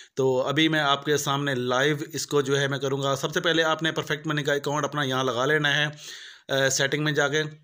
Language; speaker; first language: Urdu; non-native, local second language; Punjabi